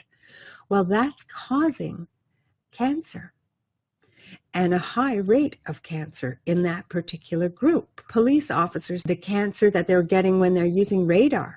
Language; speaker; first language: English; native; English